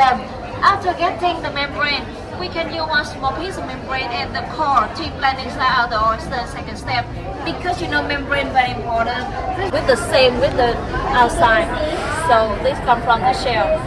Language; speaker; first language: English; non-native, fluent; Vietnamese